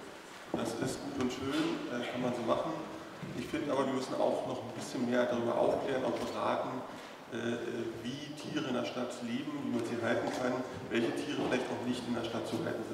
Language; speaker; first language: German; native; German